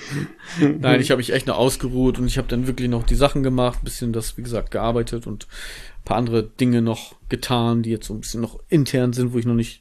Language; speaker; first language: German; native; German